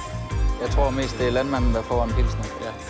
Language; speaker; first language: Danish; native; Danish